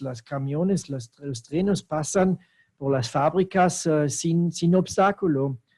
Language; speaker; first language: Spanish; non-native, fluent; German